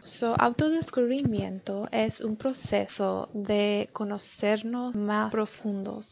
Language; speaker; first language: Spanish; early bilingual, heritage; Spanish